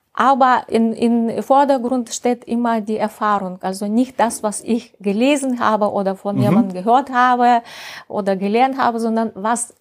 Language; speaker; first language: German; non-native, fluent; Russian